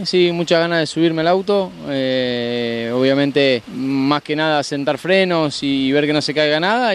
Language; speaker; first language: Spanish; native; Spanish